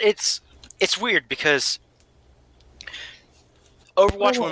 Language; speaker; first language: English; native; English